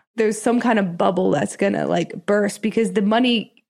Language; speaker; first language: English; native; English